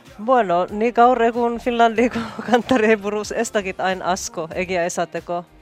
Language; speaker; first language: Basque; non-native, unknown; Finnish